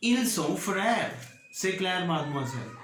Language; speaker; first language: French; non-native, learner; Hindi